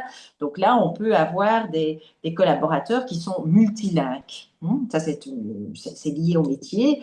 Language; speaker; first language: French; native; French